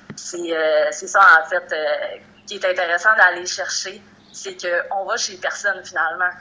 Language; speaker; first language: French; native; French